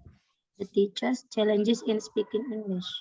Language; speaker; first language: English; non-native, learner; Indonesian